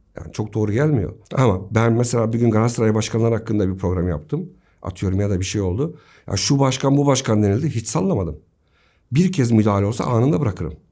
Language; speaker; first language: Turkish; native; Turkish